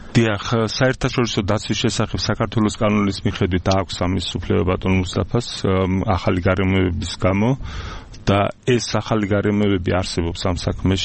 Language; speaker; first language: Georgian; native; Georgian